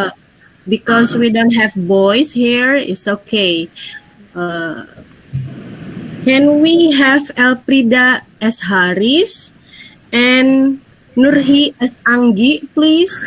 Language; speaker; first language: English; non-native, fluent; Indonesian